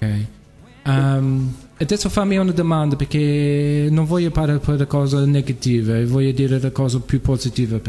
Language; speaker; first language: Italian; non-native, learner; English